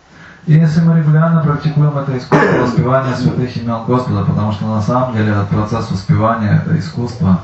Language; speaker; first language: Russian; native; Russian